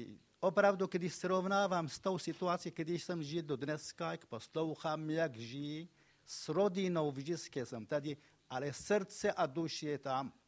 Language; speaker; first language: Czech; non-native, fluent; Kurdish